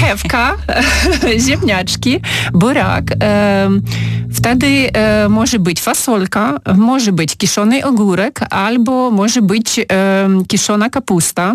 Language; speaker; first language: Polish; non-native, fluent; Ukrainian